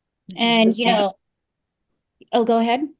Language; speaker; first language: English; native; English